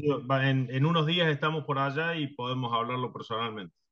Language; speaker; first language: Spanish; native; Spanish